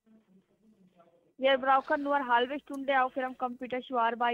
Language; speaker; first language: German; non-native, learner; Hindi